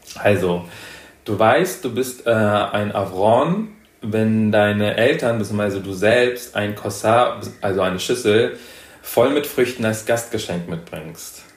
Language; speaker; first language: German; early bilingual, other home language; Persian